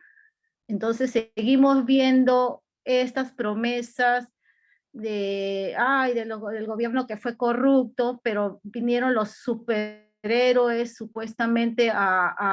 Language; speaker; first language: Spanish; native; Spanish